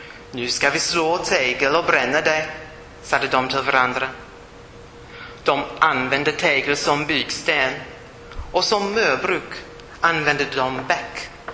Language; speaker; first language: Swedish; non-native, fluent; English